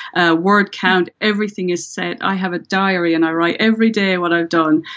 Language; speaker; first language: English; native; English